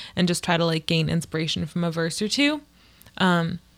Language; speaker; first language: English; native; English